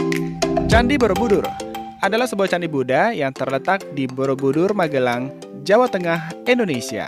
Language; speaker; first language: Indonesian; native; Indonesian